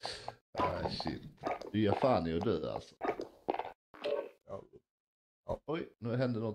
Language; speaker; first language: Swedish; native; Swedish